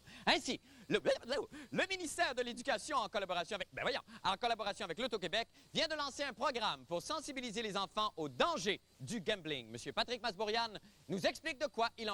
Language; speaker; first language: French; native; French